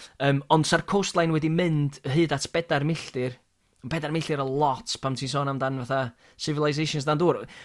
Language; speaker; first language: Welsh; native; Welsh